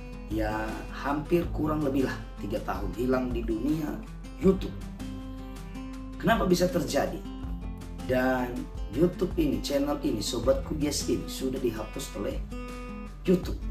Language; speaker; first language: Indonesian; native; Indonesian